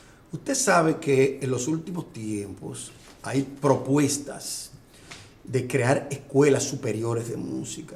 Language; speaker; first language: Spanish; native; Spanish